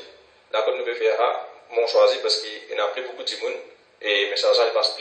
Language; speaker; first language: French; non-native, local second language; Morisyen